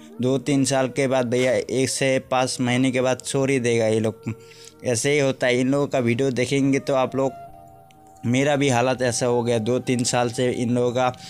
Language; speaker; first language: Hindi; non-native, local second language; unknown